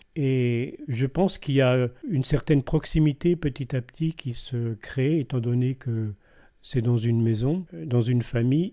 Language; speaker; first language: French; native; French